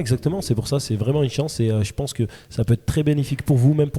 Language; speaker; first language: French; native; French